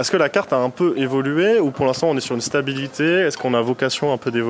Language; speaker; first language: French; native; French